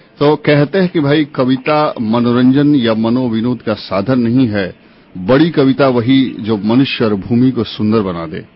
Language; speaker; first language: Hindi; native; Hindi